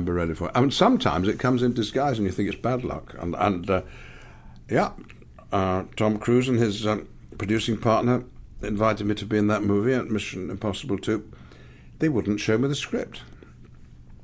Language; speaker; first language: English; native; English